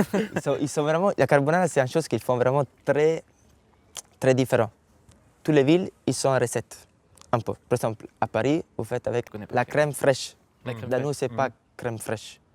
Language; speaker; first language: French; non-native, learner; Italian